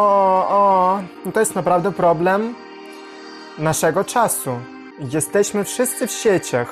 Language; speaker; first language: Polish; non-native, learner; Ukrainian